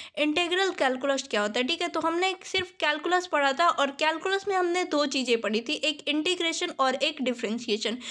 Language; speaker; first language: Hindi; native; Hindi